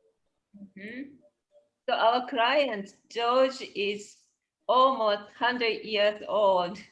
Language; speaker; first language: English; non-native, learner; Japanese